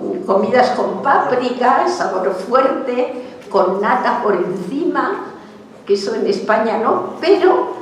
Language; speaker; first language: Spanish; early bilingual, other home language; Hungarian